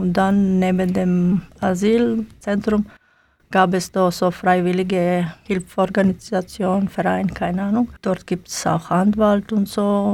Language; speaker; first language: German; non-native, learner; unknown